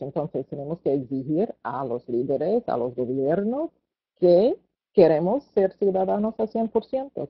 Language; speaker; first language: Spanish; non-native, fluent; English